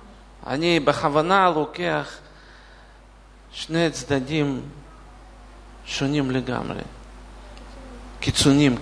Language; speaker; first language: Hebrew; non-native, fluent; Russian